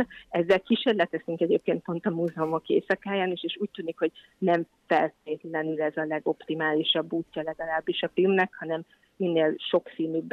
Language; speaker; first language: Hungarian; native; Hungarian